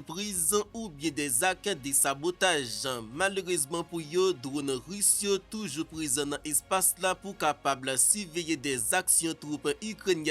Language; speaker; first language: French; non-native, local second language; Haitian Creole